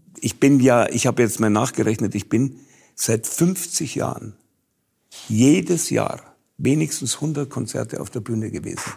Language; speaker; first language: German; native; German